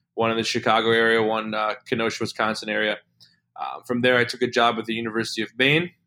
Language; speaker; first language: English; native; English